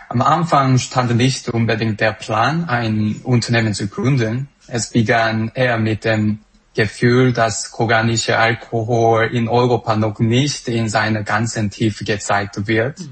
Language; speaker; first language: German; non-native, fluent; Korean